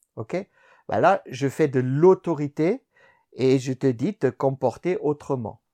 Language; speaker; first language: French; non-native, fluent; German